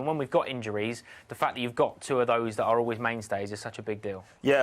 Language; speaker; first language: English; native; English